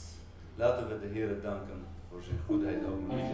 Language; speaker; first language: Dutch; non-native, fluent; Arabic